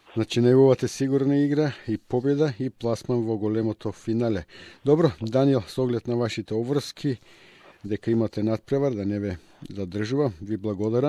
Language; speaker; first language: Macedonian; native; Macedonian